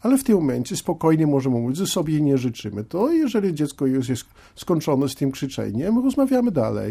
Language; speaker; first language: Polish; non-native, fluent; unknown